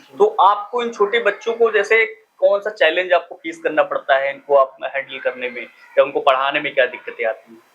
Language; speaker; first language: Hindi; native; Hindi